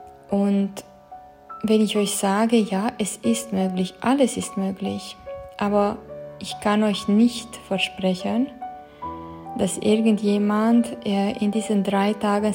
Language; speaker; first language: German; non-native, fluent; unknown